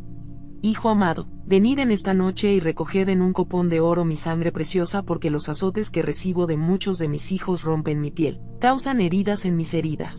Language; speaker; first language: Spanish; native; Spanish